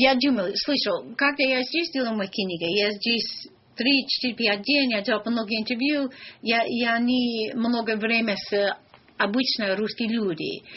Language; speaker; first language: Russian; non-native, learner; English